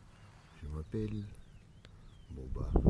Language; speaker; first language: French; non-native, learner; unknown